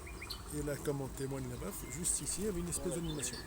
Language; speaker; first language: French; native; French